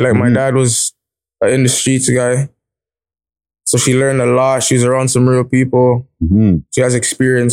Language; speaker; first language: English; native; English